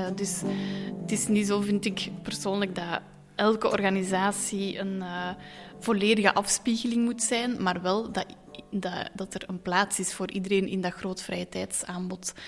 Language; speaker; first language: Dutch; native; Dutch